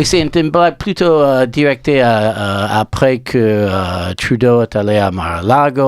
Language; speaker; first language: French; non-native, learner; English